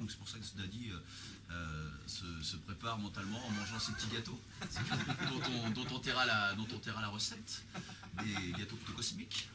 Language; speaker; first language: French; native; French